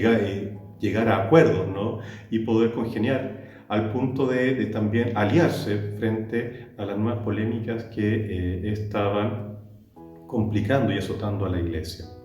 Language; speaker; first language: Spanish; native; Spanish